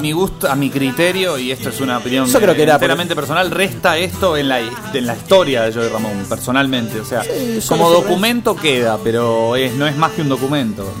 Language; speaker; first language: Spanish; native; Spanish